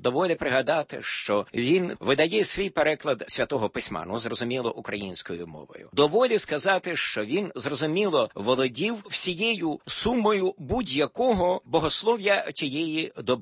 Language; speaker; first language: Ukrainian; native; Ukrainian